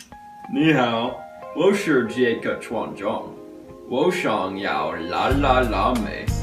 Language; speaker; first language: Chinese; non-native, learner; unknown